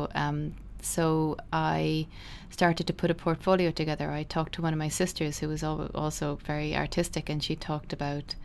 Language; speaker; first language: English; native; English